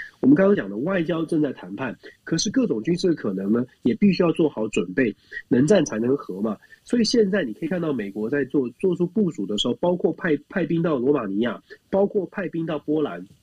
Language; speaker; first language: Chinese; native; Chinese